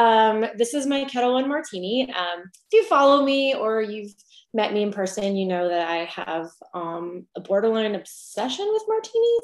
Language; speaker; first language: English; native; English